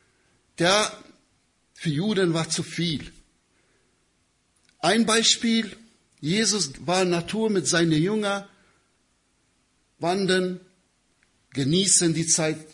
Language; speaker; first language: German; non-native, learner; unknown